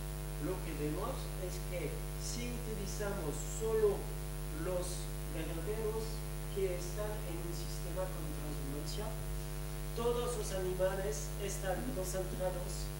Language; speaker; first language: Spanish; non-native, fluent; French